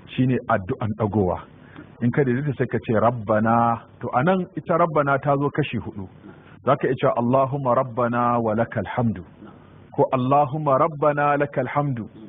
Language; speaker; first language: Hausa; native; Hausa